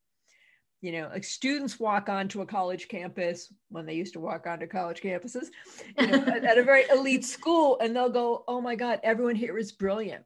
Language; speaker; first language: English; native; English